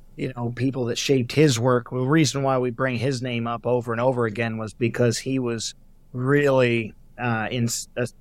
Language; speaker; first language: English; native; English